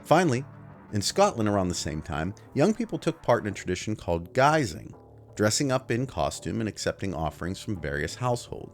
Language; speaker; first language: English; native; English